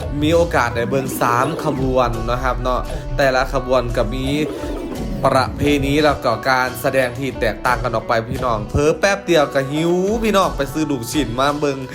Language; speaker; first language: Thai; non-native, local second language; Lao